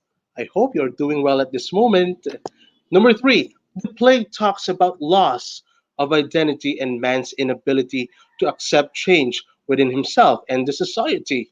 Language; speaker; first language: English; non-native, local second language; Filipino